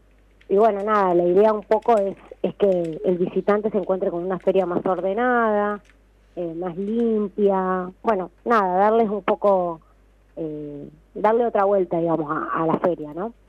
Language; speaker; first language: Spanish; native; Spanish